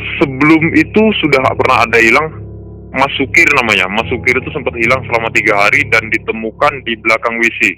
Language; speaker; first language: Indonesian; native; Indonesian